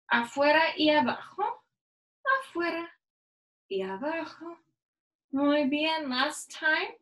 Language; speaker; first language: Spanish; non-native, learner; English